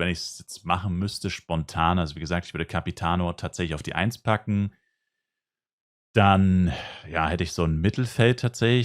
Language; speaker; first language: German; native; German